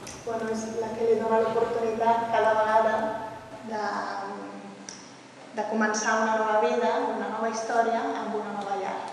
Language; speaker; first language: Catalan; early bilingual, heritage; Catalan